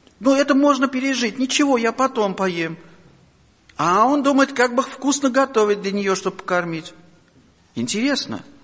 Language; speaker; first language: Russian; non-native, local second language; Armenian